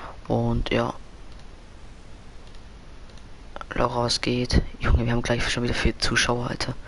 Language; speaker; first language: German; native; German